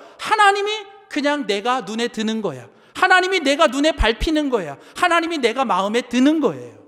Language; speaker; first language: Korean; native; Korean